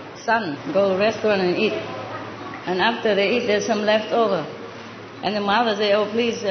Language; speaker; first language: English; non-native, fluent; Vietnamese